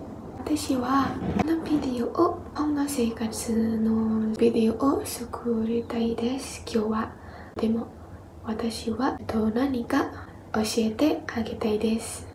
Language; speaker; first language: Japanese; non-native, learner; Indonesian